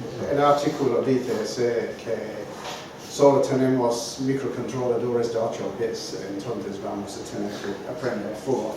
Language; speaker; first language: Spanish; non-native, fluent; English